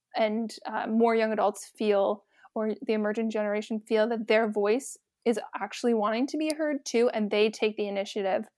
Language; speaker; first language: English; native; English